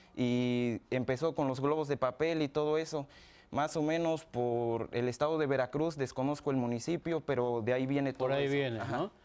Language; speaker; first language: Spanish; native; Spanish